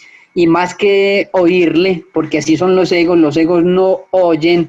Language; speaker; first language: Spanish; native; Spanish